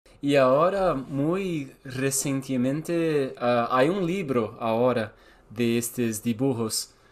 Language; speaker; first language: Spanish; non-native, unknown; Portuguese